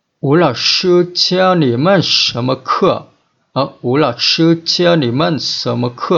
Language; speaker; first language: Chinese; non-native, fluent; Vietnamese